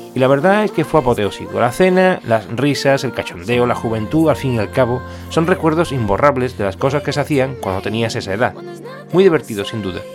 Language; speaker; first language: Spanish; native; Spanish